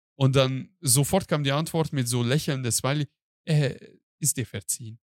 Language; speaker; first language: German; non-native, fluent; Hungarian